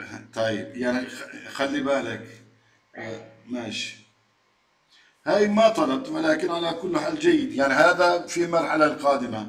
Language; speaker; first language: Arabic; non-native, fluent; Turkish